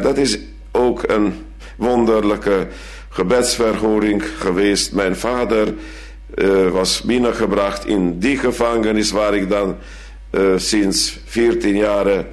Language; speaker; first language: Dutch; non-native, fluent; Hungarian